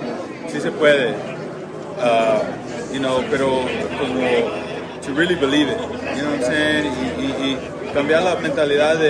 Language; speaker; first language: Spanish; early bilingual, heritage; Spanish